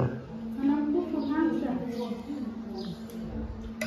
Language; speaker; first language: Chinese; non-native, learner; Nepali